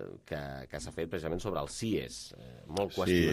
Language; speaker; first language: Catalan; native; Catalan